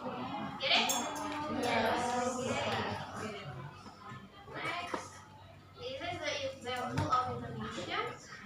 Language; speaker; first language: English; non-native, learner; Indonesian